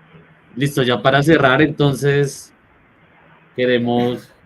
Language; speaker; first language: Spanish; native; Spanish